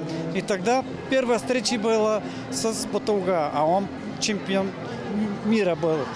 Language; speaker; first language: Russian; non-native, learner; Mongolian